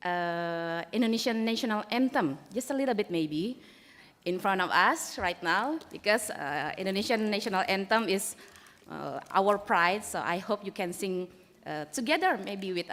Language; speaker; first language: English; non-native, learner; Indonesian